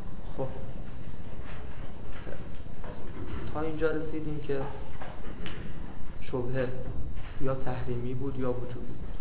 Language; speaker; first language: Persian; native; Persian